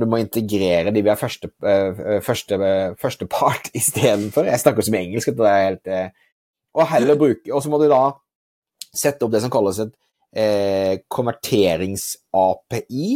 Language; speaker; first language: Norwegian; native; Norwegian